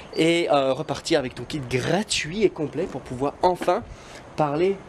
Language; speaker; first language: French; non-native, fluent; English